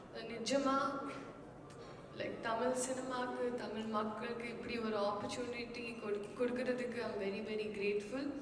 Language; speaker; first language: Tamil; non-native, learner; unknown